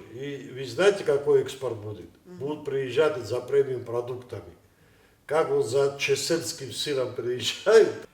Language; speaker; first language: Russian; non-native, local second language; Ossetic